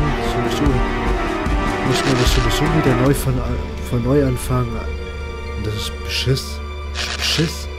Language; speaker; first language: German; native; German